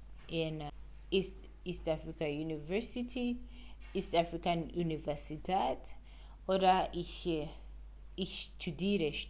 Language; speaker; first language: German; non-native, learner; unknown